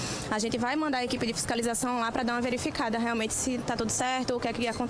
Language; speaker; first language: Portuguese; native; Portuguese